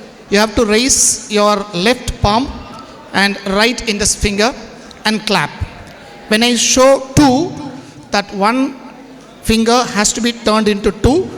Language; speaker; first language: English; non-native, local second language; Tamil